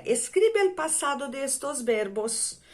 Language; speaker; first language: Spanish; non-native, fluent; Portuguese